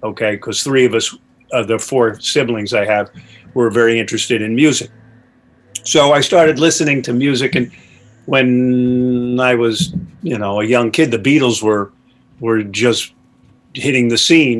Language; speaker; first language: English; native; English